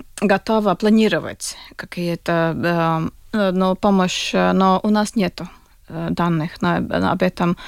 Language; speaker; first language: Russian; non-native, local second language; Latvian